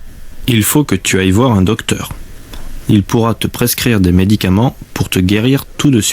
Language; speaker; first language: French; native; French